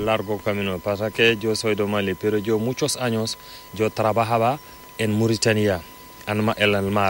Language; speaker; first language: Spanish; non-native, learner; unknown